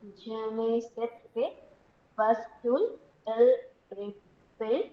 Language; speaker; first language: French; non-native, learner; Tamil